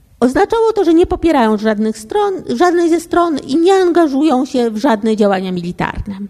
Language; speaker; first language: Polish; native; Polish